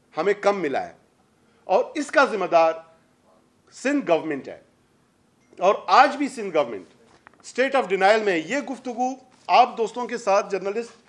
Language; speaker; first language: Urdu; non-native, local second language; Baluchi